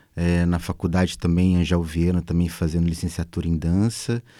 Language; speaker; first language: Portuguese; native; Portuguese